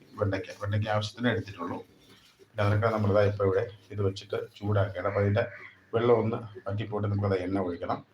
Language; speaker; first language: Malayalam; native; Malayalam